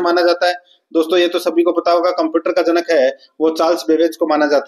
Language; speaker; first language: Hindi; native; Hindi